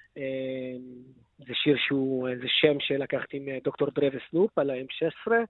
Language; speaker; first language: Hebrew; non-native, local second language; Arabic